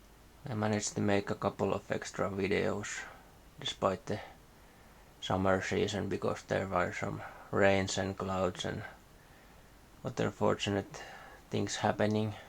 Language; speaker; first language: English; non-native, fluent; Finnish